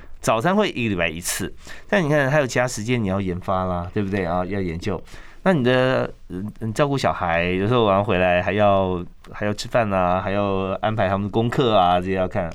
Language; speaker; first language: Chinese; native; Chinese